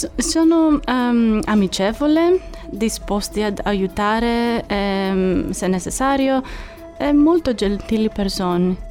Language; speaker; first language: Italian; non-native, learner; Greek